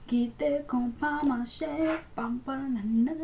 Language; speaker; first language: Haitian Creole; early bilingual, heritage; Haitian Creole